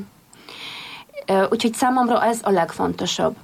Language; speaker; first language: Hungarian; non-native, fluent; Polish